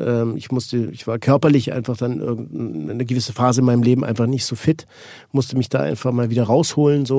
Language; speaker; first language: German; native; German